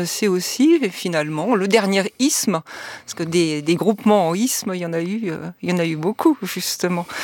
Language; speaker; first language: French; native; French